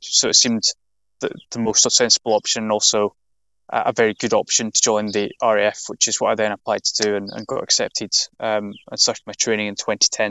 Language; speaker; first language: English; native; English